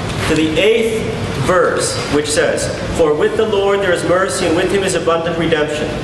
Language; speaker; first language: English; native; English